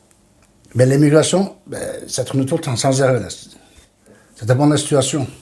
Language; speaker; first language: French; non-native, learner; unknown